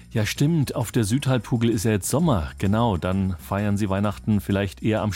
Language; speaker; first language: German; native; German